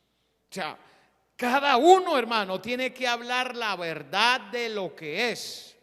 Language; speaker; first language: Spanish; native; Spanish